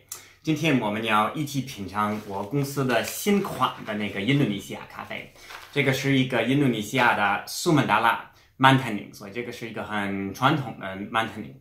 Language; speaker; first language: Chinese; non-native, fluent; English